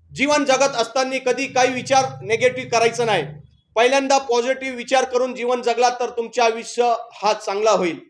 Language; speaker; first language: Marathi; native; Marathi